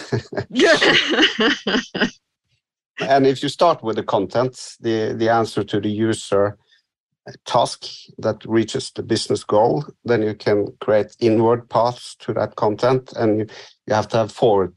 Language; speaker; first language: English; non-native, fluent; Norwegian